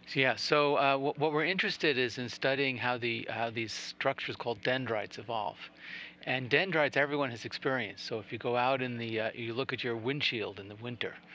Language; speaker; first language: English; native; English